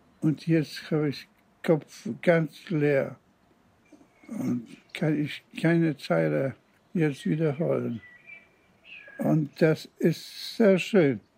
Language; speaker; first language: German; non-native, fluent; Polish